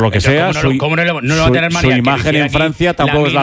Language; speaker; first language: Spanish; native; Spanish